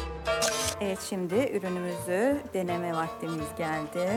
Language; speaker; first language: Turkish; native; Turkish